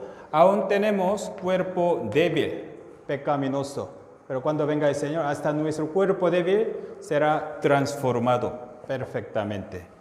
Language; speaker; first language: Spanish; non-native, fluent; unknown